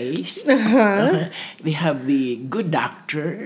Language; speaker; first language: English; non-native, local second language; Cebuano